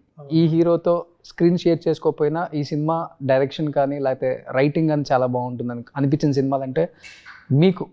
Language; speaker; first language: Telugu; native; Telugu